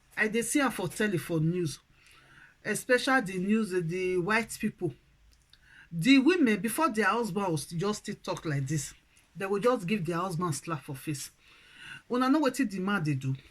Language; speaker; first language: Nigerian Pidgin; non-native, local second language; Bini